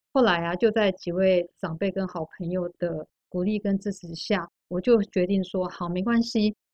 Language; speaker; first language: Chinese; native; Chinese